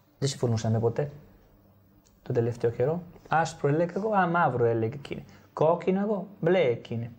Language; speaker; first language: Greek; non-native, fluent; Italian